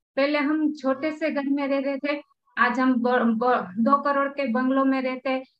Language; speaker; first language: Hindi; non-native, local second language; Gujarati